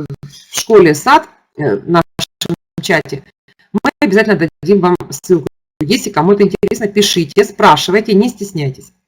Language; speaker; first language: Russian; native; Russian